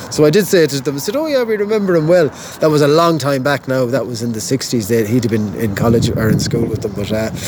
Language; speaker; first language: English; native; English